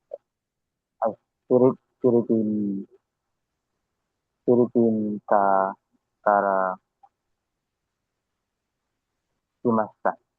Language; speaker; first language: Japanese; non-native, fluent; Filipino